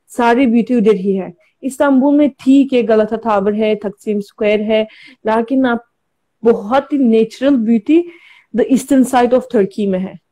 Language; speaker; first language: Hindi; non-native, learner; Turkish